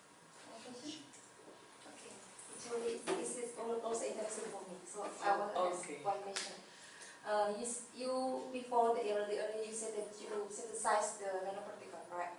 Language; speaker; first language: English; non-native, learner; Indonesian